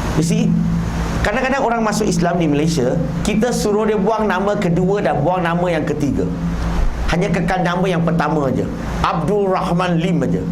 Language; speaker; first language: Malay; non-native, local second language; Chinese